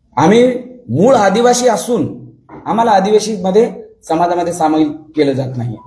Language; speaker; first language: Marathi; non-native, local second language; Lambadi